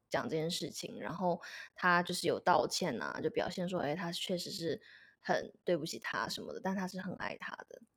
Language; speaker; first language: Chinese; native; Chinese